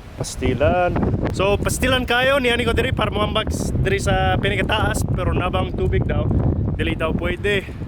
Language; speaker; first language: Cebuano; non-native, fluent; English